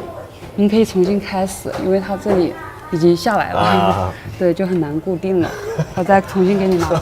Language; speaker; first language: Chinese; native; Chinese